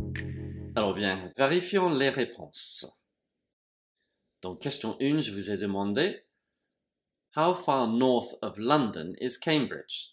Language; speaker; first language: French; non-native, fluent; English